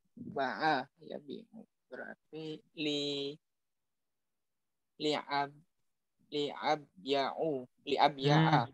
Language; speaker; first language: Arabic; non-native, learner; Indonesian